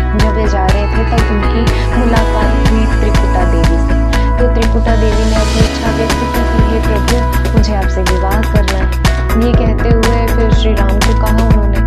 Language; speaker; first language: Hindi; native; Hindi